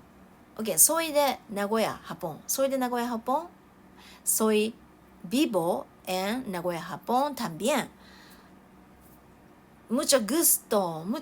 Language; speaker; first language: Spanish; non-native, learner; Japanese